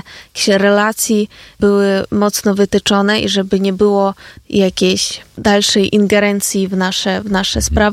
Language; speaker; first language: Polish; non-native, fluent; Ukrainian